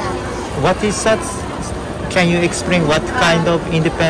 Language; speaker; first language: English; non-native, learner; Japanese